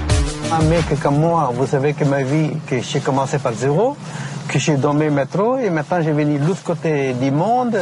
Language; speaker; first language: French; native; French